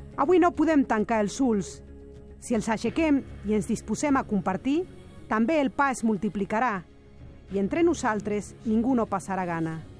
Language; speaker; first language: Catalan; non-native, fluent; Spanish